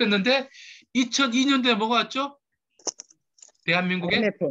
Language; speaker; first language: Korean; native; Korean